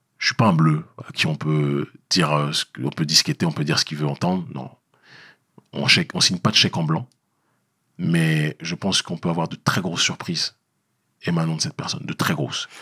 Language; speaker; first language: French; native; French